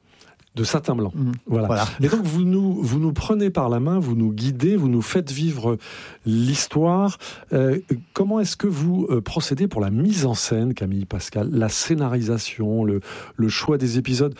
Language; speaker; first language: French; native; French